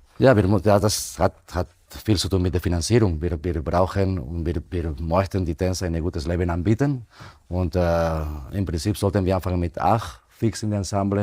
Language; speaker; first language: German; non-native, fluent; Spanish